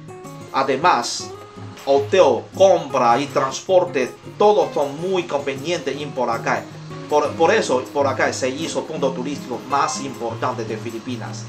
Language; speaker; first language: Spanish; non-native, learner; Chinese